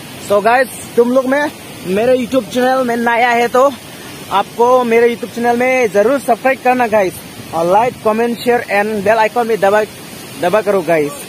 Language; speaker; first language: Hindi; non-native, local second language; Karbi